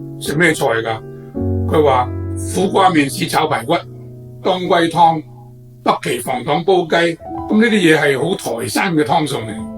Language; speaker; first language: Cantonese; native; Cantonese